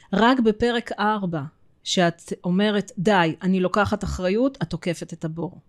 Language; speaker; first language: Hebrew; early bilingual, other home language; Russian